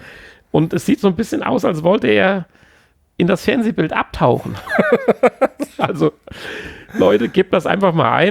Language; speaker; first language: German; native; German